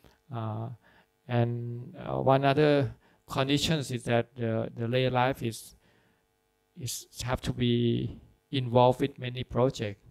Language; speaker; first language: English; non-native, fluent; Thai